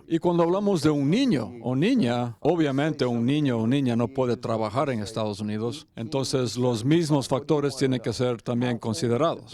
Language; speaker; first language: Spanish; non-native, fluent; English